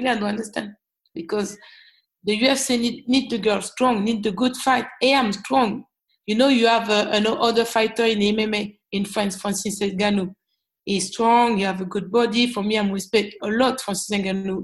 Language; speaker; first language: English; non-native, learner; French